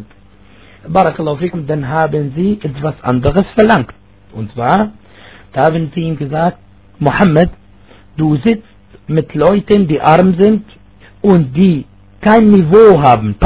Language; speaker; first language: German; non-native, fluent; Arabic